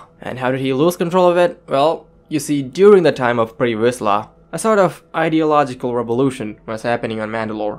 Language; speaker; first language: English; native; English